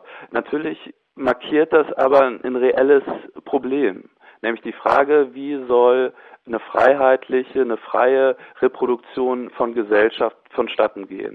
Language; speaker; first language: German; native; German